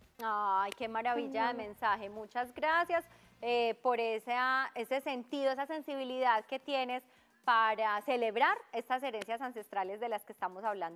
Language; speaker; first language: Spanish; native; Spanish